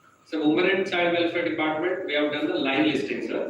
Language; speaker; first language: English; non-native, local second language; Telugu